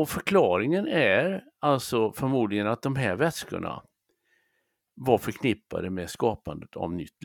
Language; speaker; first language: Swedish; native; Swedish